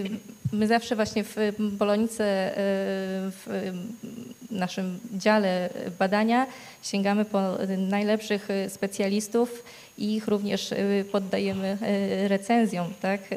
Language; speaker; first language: Polish; native; Polish